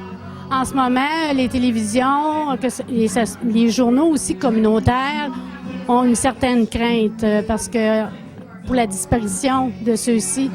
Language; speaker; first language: French; native; French